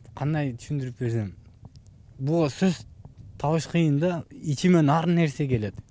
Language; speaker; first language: Kyrgyz; non-native, local second language; Uzbek